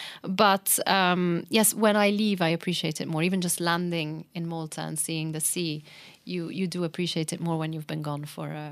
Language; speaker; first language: English; early bilingual, other home language; Italian